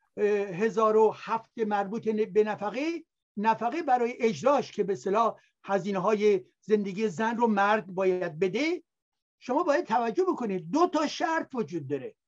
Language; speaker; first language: Persian; native; Persian